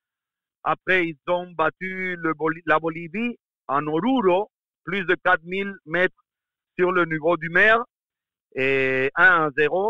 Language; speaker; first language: French; non-native, fluent; Spanish